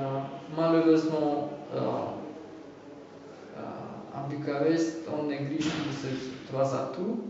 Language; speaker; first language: French; non-native, fluent; Romanian